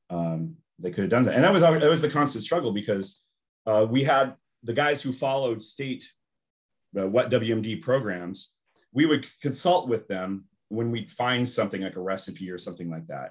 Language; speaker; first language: English; native; English